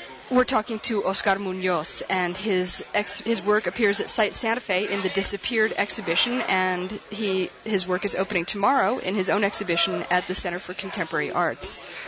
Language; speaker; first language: English; native; English